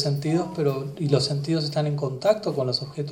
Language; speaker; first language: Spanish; non-native, learner; English